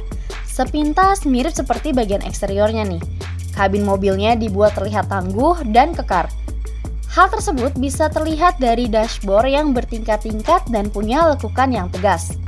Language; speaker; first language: Indonesian; native; Indonesian